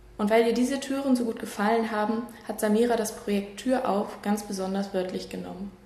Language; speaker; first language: German; native; German